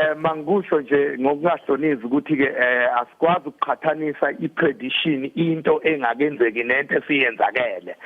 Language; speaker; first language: Zulu; native; Zulu